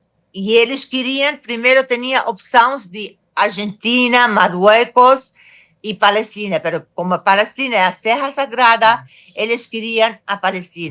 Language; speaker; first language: Portuguese; non-native, fluent; Arabic